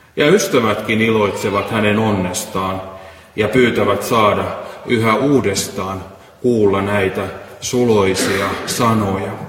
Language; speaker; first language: Finnish; native; Finnish